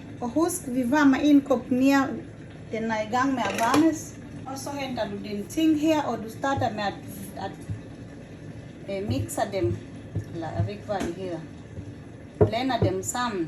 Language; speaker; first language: Danish; non-native, fluent; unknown